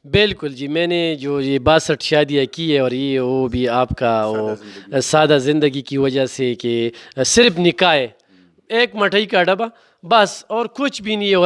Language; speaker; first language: Urdu; non-native, local second language; Pashto